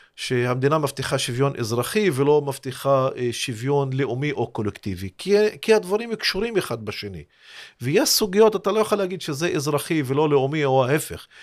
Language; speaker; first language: Hebrew; non-native, local second language; Arabic